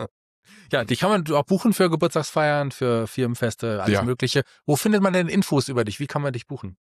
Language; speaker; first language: German; native; German